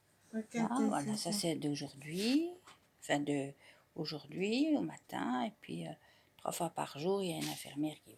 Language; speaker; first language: French; native; French